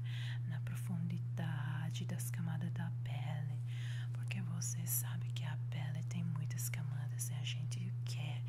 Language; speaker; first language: Portuguese; non-native, fluent; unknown